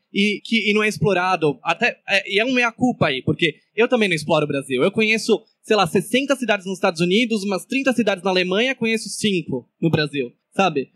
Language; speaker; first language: Portuguese; native; Portuguese